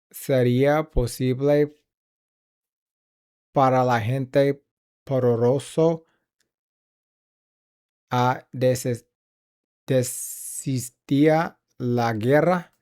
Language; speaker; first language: Spanish; non-native, learner; English